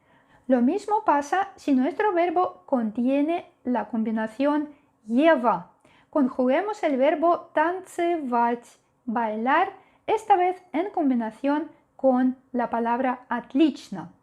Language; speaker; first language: Spanish; non-native, fluent; Russian